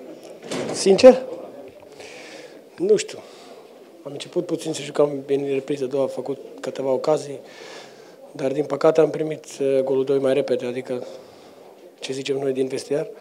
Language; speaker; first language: Romanian; non-native, learner; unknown